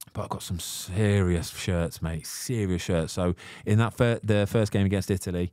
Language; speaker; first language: English; native; English